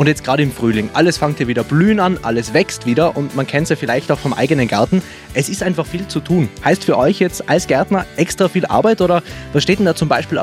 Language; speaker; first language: German; native; German